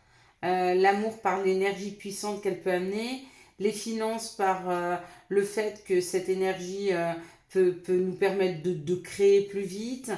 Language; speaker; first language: French; native; French